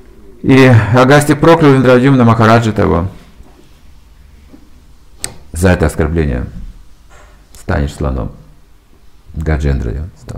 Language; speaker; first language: Russian; native; Russian